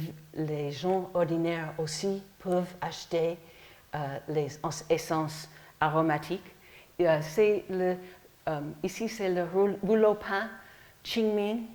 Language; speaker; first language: French; non-native, fluent; English